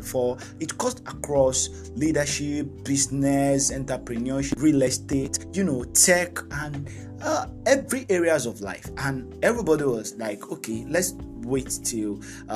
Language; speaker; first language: English; non-native, local second language; Yoruba